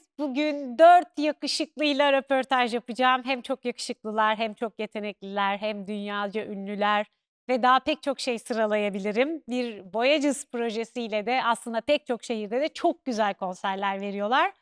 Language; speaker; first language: Turkish; native; Turkish